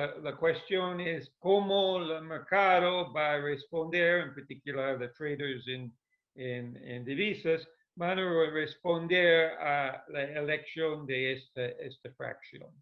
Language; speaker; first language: Spanish; non-native, fluent; English